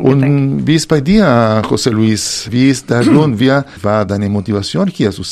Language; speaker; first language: German; non-native, fluent; Spanish